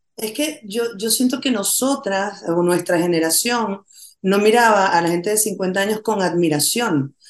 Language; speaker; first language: Spanish; native; Spanish